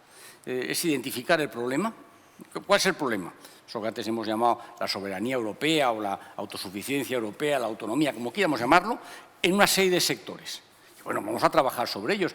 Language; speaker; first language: Spanish; native; Spanish